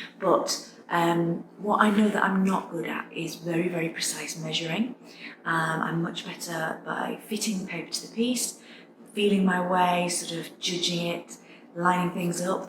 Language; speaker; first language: English; native; English